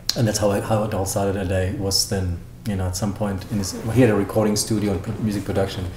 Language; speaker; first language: English; non-native, fluent; German